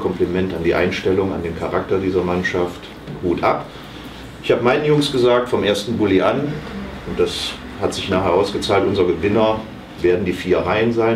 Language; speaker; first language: German; native; German